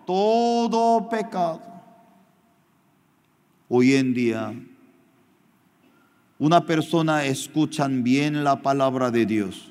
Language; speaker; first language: Spanish; non-native, fluent; Korean